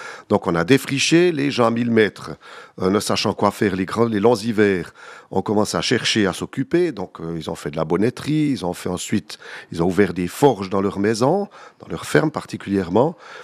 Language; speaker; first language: French; native; French